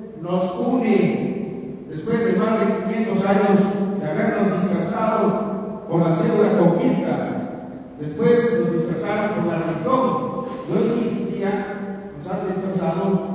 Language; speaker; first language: Spanish; non-native, local second language; Yucateco